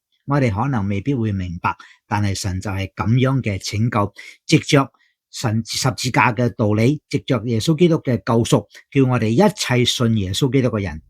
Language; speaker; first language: Cantonese; native; Cantonese